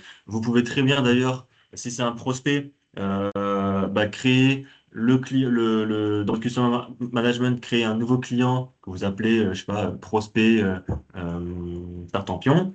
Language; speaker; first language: French; native; French